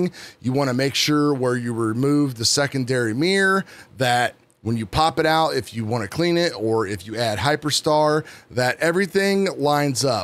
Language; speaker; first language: English; native; English